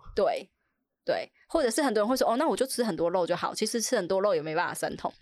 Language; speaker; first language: Chinese; native; Chinese